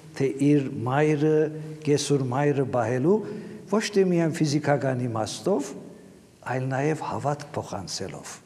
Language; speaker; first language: Armenian; native; Armenian